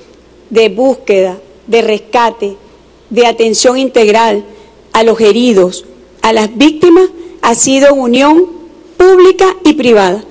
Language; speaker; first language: Spanish; native; Spanish